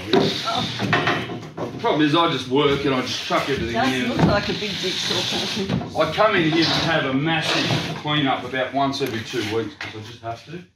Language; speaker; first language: English; native; English